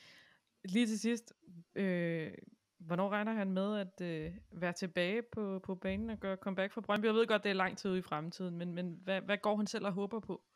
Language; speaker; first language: Danish; native; Danish